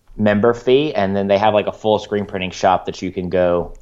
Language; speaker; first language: English; native; English